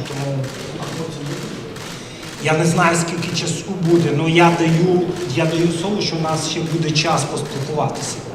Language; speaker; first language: Ukrainian; non-native, local second language; Russian